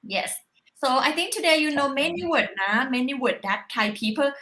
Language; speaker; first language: English; non-native, learner; Thai